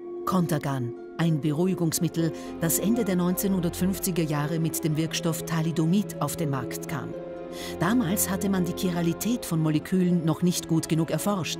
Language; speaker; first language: German; native; German